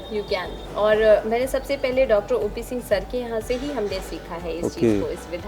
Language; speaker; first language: Hindi; native; Hindi